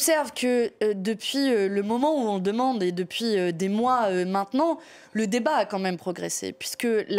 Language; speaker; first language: French; native; French